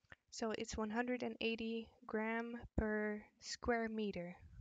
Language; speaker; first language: English; non-native, fluent; Dutch